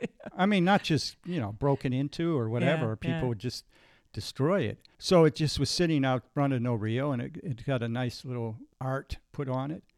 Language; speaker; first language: English; native; English